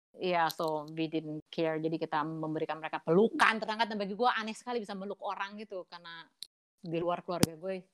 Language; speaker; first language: Indonesian; native; Indonesian